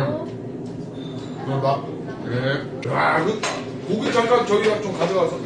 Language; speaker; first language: Korean; native; Korean